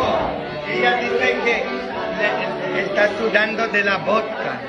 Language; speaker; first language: Spanish; non-native, fluent; Polish